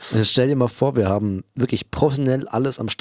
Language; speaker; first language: German; native; German